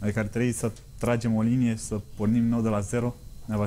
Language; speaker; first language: Romanian; native; Romanian